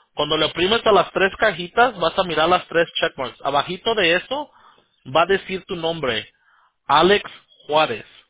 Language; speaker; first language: Spanish; native; Spanish